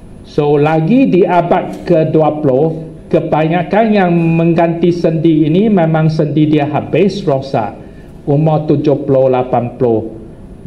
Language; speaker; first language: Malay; non-native, local second language; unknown